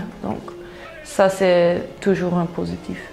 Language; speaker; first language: French; non-native, local second language; Dutch